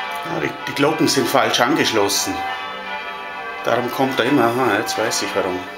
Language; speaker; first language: German; native; German